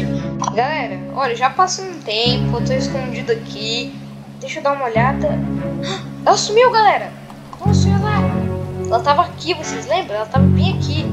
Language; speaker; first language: Portuguese; native; Portuguese